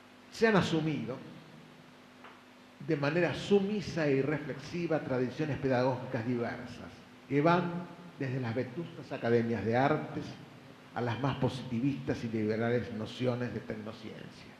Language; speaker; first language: Spanish; native; Spanish